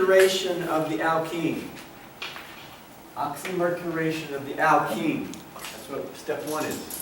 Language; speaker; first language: English; native; English